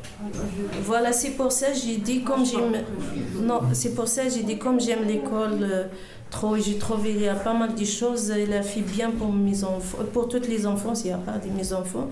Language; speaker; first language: French; non-native, learner; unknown